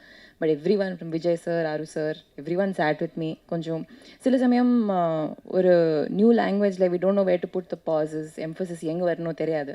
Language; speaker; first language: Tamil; non-native, learner; Kannada